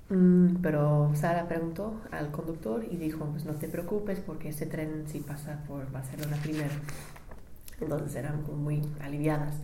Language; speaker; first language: Spanish; non-native, fluent; English